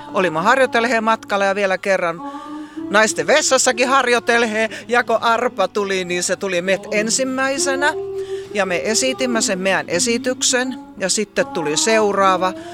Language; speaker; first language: Finnish; native; Finnish